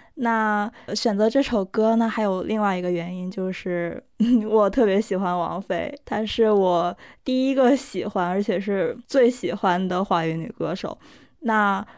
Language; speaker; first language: Chinese; non-native, local second language; Korean